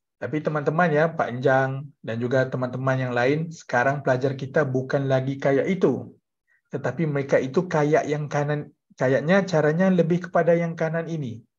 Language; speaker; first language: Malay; native; Malay